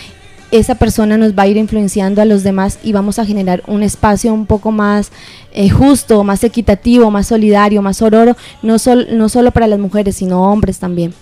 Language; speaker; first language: Spanish; native; Spanish